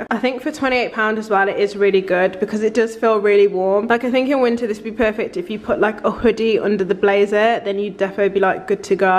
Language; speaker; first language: English; native; English